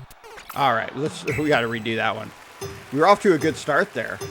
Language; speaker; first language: English; native; English